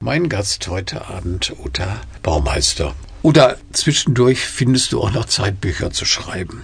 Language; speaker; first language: German; native; German